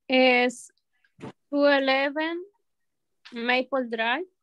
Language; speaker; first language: English; non-native, learner; Spanish